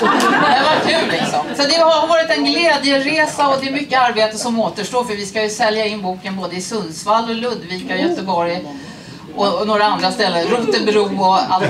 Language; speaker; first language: Swedish; native; Swedish